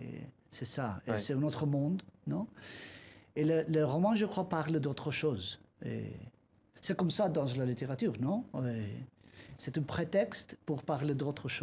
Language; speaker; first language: French; non-native, learner; Spanish